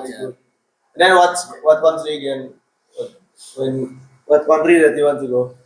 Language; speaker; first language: English; non-native, learner; Indonesian